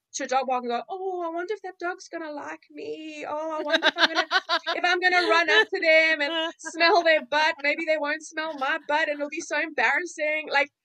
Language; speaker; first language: English; native; English